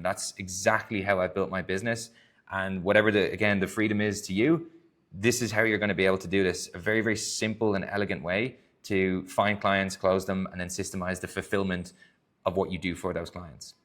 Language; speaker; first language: English; native; English